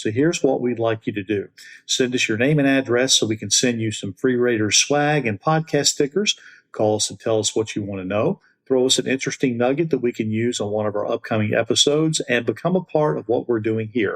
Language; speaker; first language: English; native; English